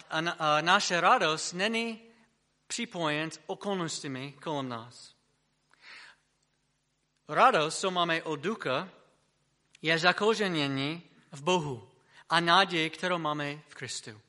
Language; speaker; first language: Czech; non-native, fluent; English